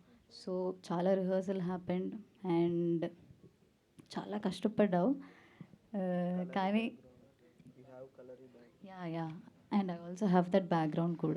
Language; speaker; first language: Telugu; non-native, learner; Malayalam